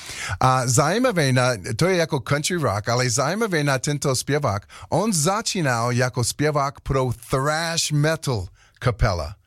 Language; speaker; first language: Czech; non-native, learner; English